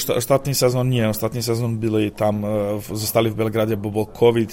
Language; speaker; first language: Polish; non-native, learner; Serbian